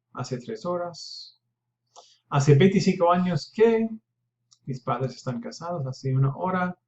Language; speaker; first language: Spanish; non-native, fluent; English